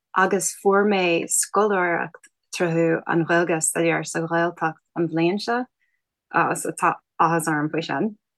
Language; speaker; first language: Irish; non-native, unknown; English